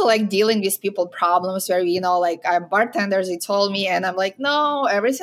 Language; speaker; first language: English; non-native, fluent; Ukrainian